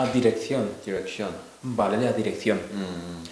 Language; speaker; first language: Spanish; non-native, learner; Korean